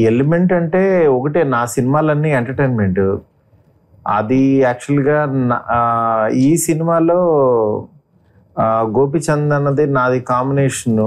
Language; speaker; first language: Telugu; native; Telugu